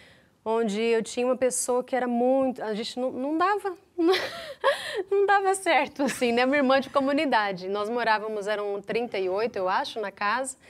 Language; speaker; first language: Portuguese; native; Portuguese